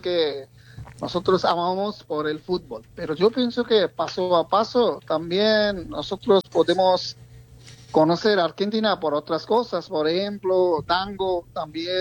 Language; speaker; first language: Spanish; non-native, learner; Bangla